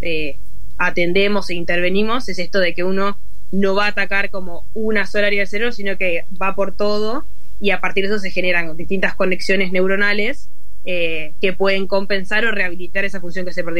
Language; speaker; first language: Spanish; native; Spanish